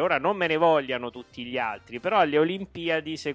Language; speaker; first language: Italian; native; Italian